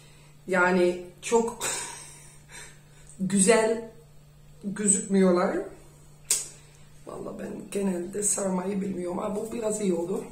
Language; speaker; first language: Turkish; non-native, fluent; Dutch